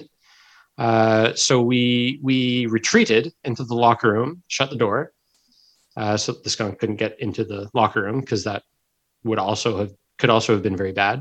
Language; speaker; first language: English; native; English